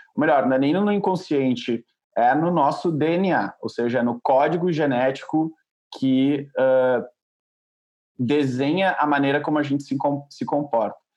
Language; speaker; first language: Portuguese; native; Portuguese